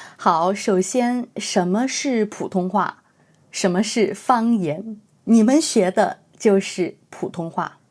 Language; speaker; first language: Chinese; native; Chinese